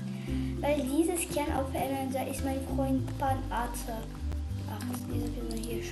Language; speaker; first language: German; non-native, learner; Portuguese